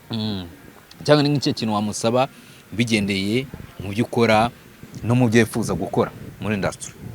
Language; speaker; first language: Kinyarwanda; native; Kinyarwanda